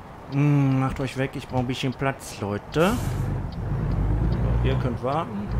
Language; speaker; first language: German; native; German